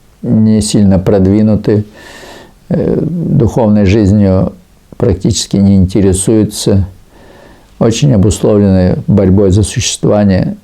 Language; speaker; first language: Russian; native; Russian